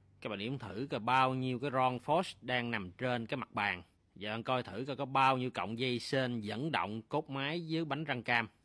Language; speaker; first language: Vietnamese; native; Vietnamese